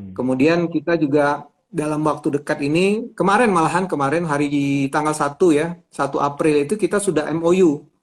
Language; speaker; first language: Indonesian; native; Indonesian